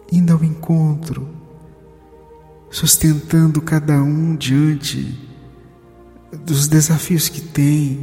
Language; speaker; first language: Portuguese; native; Portuguese